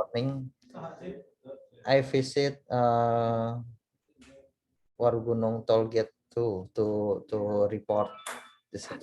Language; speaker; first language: English; non-native, learner; Indonesian